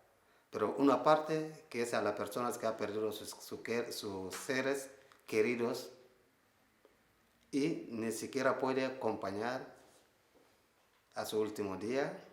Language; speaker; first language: Spanish; non-native, learner; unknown